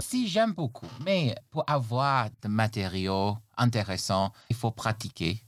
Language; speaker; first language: French; non-native, fluent; Chinese